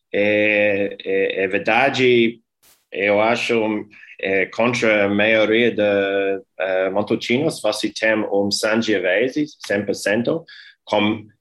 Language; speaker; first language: Portuguese; non-native, learner; English